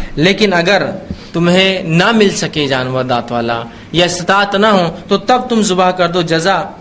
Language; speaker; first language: Urdu; native; Urdu